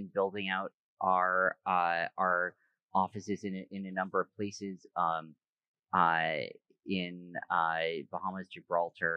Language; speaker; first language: English; native; English